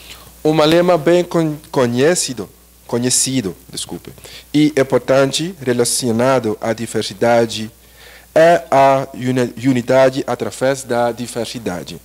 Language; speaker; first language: Portuguese; non-native, learner; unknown